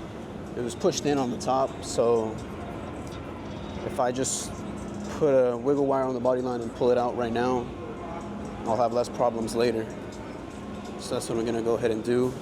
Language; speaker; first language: English; native; English